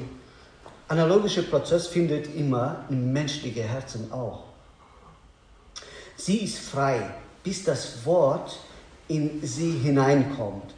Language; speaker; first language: German; non-native, learner; Azerbaijani